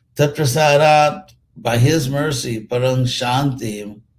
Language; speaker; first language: English; native; English